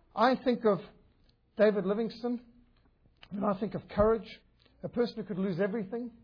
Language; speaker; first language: English; native; English